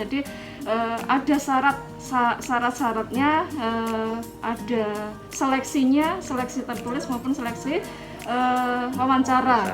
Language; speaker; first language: Indonesian; native; Indonesian